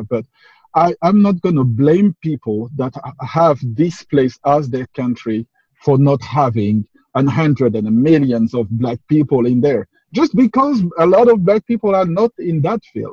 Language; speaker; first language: English; non-native, fluent; French